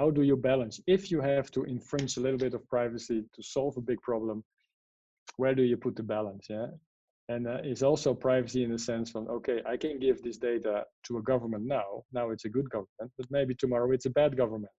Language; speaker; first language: English; non-native, fluent; Dutch